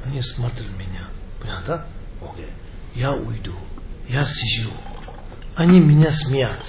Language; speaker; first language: Russian; non-native, learner; Tibetan